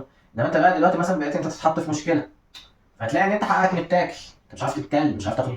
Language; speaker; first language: Arabic; native; Arabic